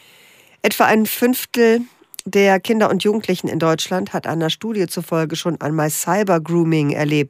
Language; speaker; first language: German; native; German